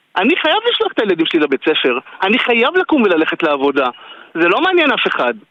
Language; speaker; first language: Hebrew; native; Hebrew